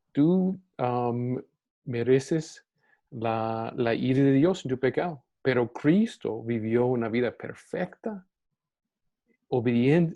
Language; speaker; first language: Spanish; non-native, fluent; English